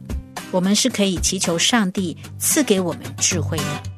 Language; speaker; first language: Chinese; native; Chinese